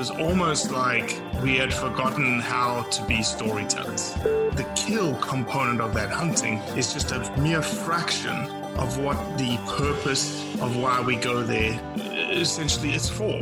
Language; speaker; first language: English; native; English